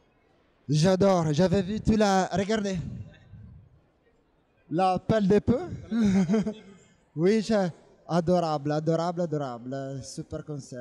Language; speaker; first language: French; non-native, learner; Italian